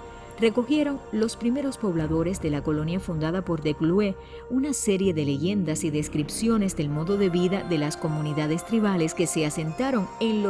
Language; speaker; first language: Spanish; native; Spanish